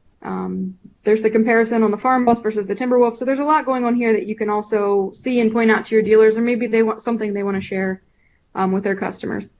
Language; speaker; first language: English; native; English